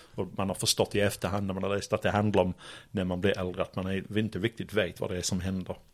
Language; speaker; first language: Swedish; non-native, fluent; English